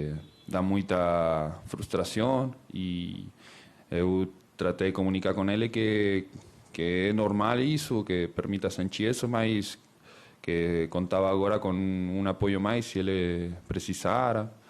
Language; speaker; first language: Portuguese; non-native, learner; Spanish